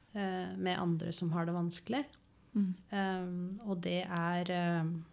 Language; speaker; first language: Norwegian; native; Norwegian